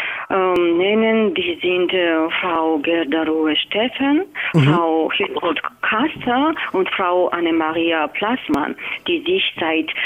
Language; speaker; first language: German; non-native, fluent; Georgian